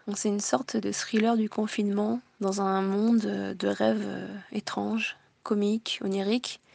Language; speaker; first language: French; early bilingual, heritage; Japanese